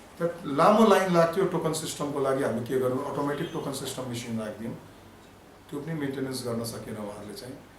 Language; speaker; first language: Nepali; non-native, local second language; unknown